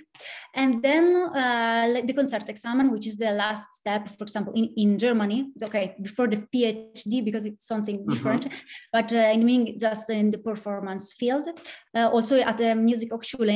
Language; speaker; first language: English; non-native, fluent; Italian